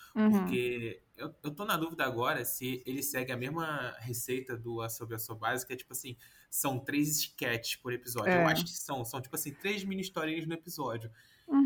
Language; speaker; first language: Portuguese; native; Portuguese